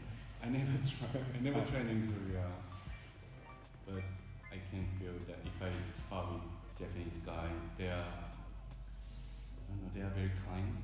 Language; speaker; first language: English; non-native, fluent; Korean